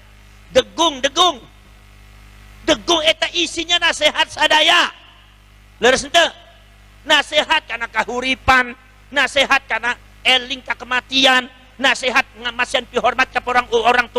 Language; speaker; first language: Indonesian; non-native, local second language; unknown